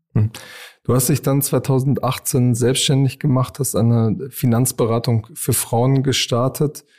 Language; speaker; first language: German; native; German